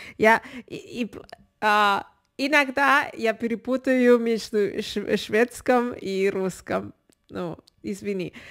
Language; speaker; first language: Russian; non-native, learner; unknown